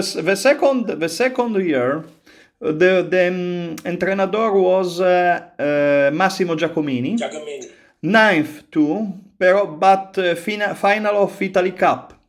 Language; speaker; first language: English; non-native, learner; Italian